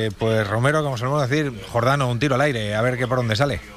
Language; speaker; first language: Spanish; native; Spanish